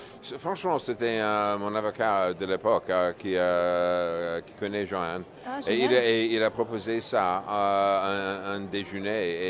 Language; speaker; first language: French; non-native, fluent; English